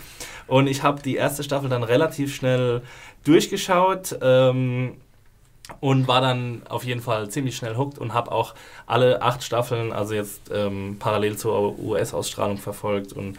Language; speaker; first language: German; native; German